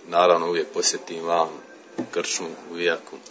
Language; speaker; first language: Croatian; early bilingual, heritage; Croatian